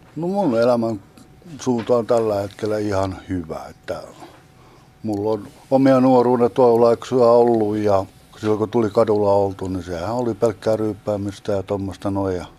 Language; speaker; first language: Finnish; native; Finnish